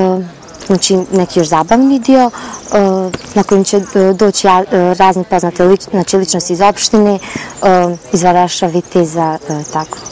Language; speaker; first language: Croatian; native; Croatian